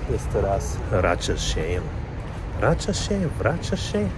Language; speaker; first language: Polish; non-native, learner; English